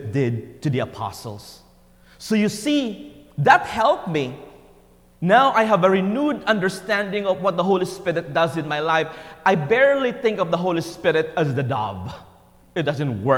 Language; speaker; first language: English; non-native, local second language; Filipino